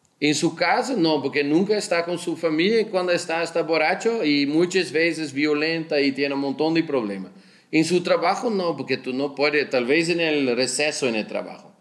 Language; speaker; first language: Spanish; non-native, learner; Dutch